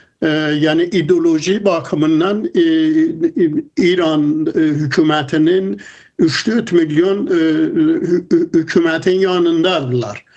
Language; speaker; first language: Turkish; non-native, fluent; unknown